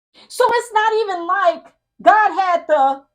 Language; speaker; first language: English; native; English